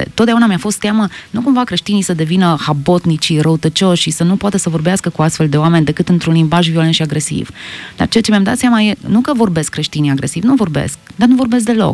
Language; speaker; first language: Romanian; native; Romanian